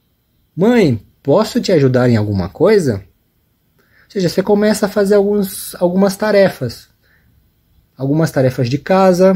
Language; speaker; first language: Portuguese; native; Portuguese